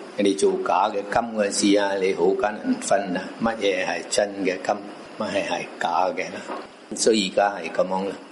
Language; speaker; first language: Cantonese; non-native, local second language; Min Nan Chinese